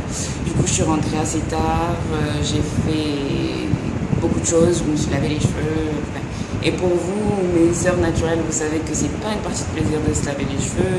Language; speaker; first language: French; native; French